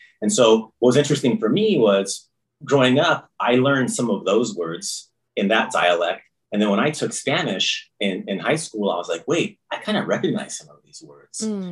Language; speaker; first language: English; early bilingual, other home language; Croatian